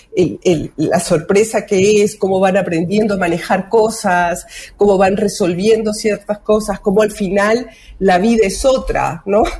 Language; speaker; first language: Spanish; native; Spanish